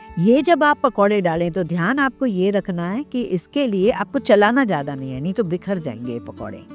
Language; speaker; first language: Hindi; non-native, local second language; Sindhi